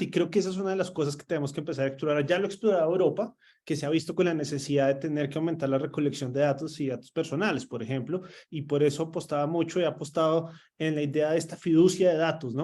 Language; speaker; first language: Spanish; native; Spanish